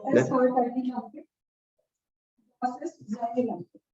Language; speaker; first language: German; non-native, learner; Hindi